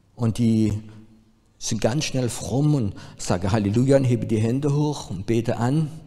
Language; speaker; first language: German; non-native, fluent; French